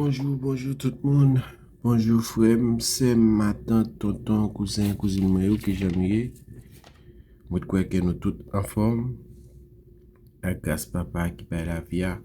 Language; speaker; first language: French; non-native, learner; Haitian Creole